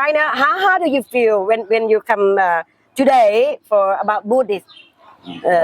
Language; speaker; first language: English; non-native, learner; Thai